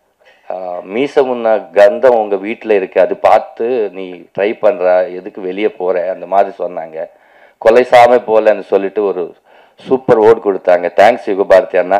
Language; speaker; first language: Tamil; non-native, local second language; Telugu